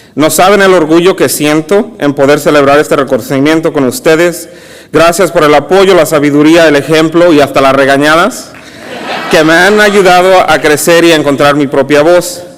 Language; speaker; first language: Spanish; early bilingual, heritage; Spanish